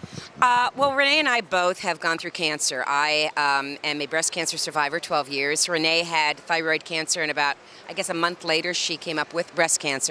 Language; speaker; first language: English; native; English